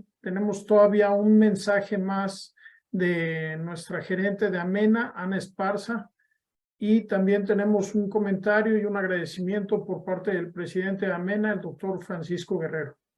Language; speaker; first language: Spanish; native; Spanish